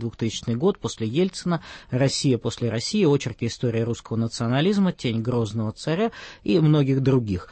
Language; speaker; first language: Russian; native; Russian